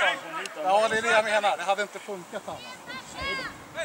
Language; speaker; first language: Swedish; native; Swedish